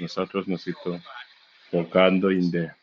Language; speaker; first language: Spanish; non-native, learner; English